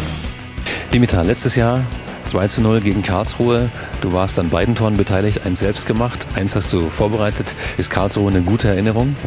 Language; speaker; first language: German; native; German